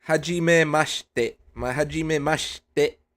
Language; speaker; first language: Japanese; non-native, learner; English